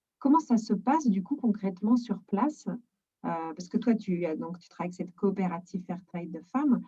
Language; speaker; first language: French; native; French